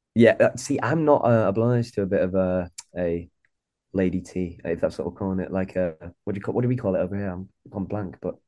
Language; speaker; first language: English; native; English